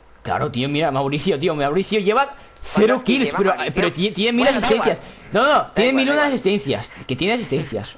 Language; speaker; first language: Spanish; native; Spanish